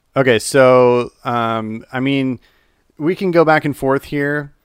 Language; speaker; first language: English; native; English